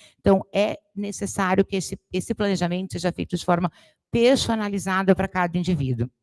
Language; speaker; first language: Portuguese; native; Portuguese